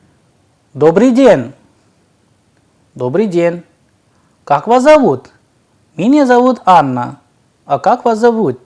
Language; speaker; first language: Russian; non-native, fluent; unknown